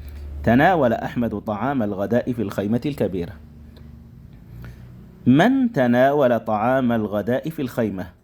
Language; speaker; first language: Arabic; non-native, fluent; Indonesian